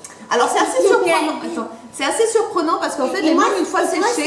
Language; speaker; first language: French; native; French